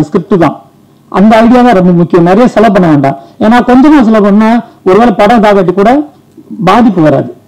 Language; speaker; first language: Tamil; native; Tamil